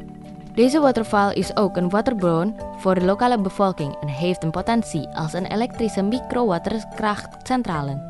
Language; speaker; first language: Dutch; non-native, fluent; Indonesian